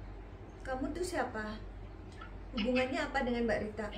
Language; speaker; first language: Indonesian; native; Indonesian